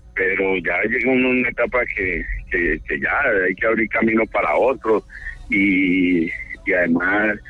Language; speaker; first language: Spanish; native; Spanish